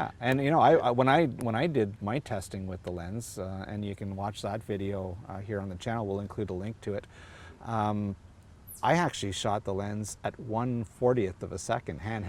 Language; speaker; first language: English; native; English